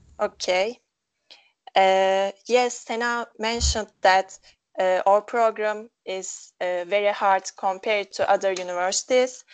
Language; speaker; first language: English; non-native, local second language; Turkish